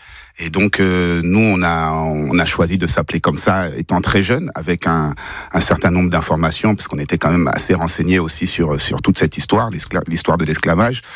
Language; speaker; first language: French; native; French